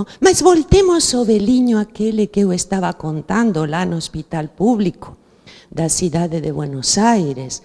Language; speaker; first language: Portuguese; non-native, fluent; Spanish